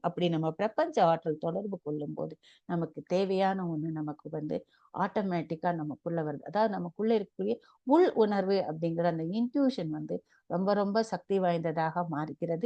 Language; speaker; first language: Tamil; native; Tamil